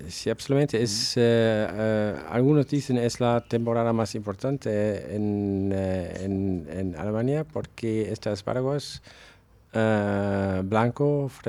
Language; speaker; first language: Spanish; non-native, fluent; German